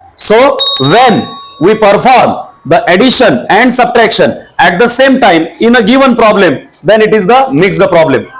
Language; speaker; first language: English; non-native, local second language; Marathi